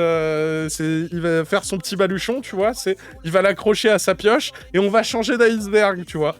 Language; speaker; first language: French; native; French